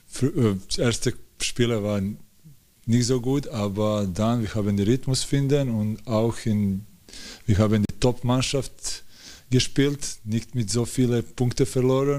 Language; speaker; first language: German; non-native, learner; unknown